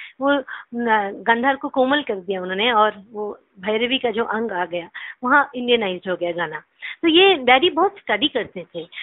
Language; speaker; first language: Hindi; non-native, local second language; Bangla